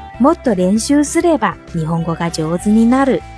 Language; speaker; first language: Japanese; non-native, fluent; Chinese